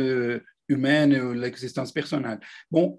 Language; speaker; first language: French; non-native, fluent; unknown